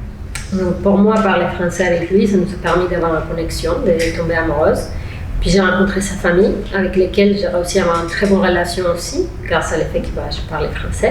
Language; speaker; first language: French; non-native, fluent; Spanish